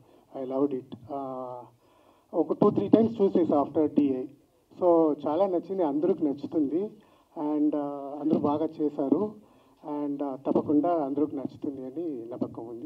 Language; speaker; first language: Telugu; non-native, learner; Tamil